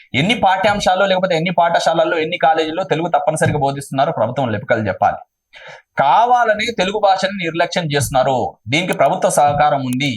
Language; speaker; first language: Telugu; non-native, local second language; Urdu